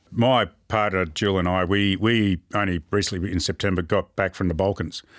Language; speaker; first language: English; native; English